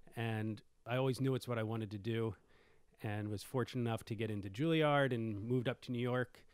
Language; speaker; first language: English; native; English